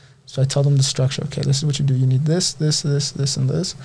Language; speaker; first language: English; native; English